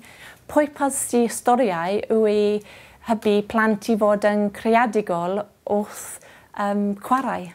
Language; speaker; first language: Welsh; non-native, learner; English